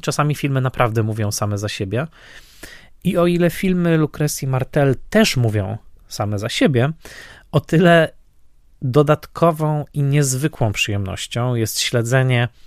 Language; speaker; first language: Polish; native; Polish